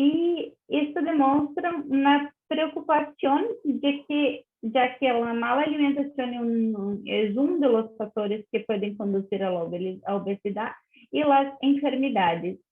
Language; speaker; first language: Spanish; non-native, learner; Portuguese